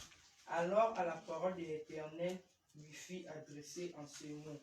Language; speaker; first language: French; non-native, local second language; Lingala